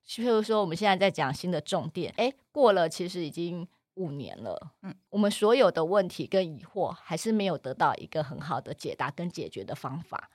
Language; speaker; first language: Chinese; native; Chinese